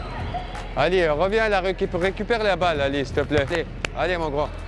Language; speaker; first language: French; non-native, local second language; Arabic